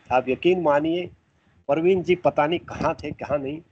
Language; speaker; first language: Hindi; native; Hindi